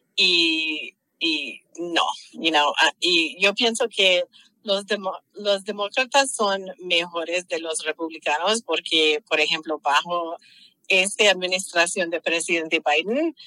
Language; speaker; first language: Spanish; non-native, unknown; English